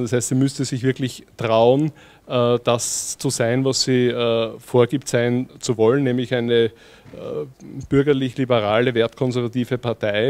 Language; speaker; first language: German; native; German